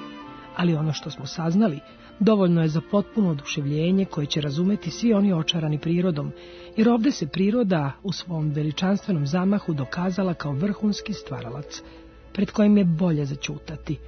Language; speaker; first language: Serbian; native; Serbian